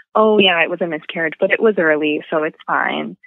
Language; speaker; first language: English; native; English